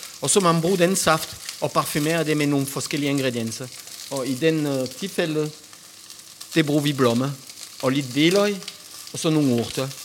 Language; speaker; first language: Danish; non-native, fluent; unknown